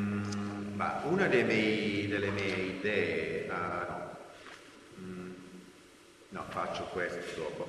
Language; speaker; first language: Italian; non-native, fluent; English